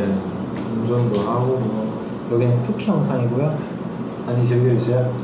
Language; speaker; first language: Korean; native; Korean